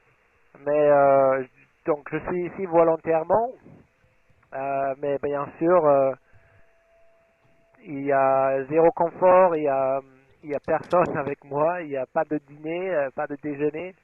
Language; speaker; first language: French; non-native, fluent; German